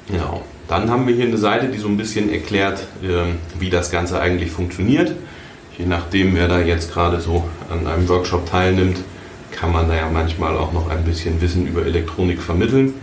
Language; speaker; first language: German; native; German